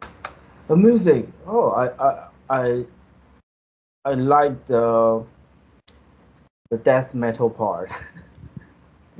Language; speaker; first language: English; non-native, fluent; Chinese